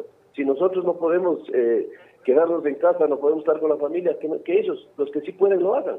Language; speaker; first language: Spanish; native; Spanish